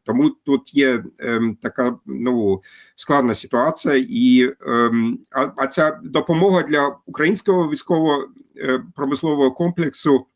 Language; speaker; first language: Ukrainian; non-native, fluent; German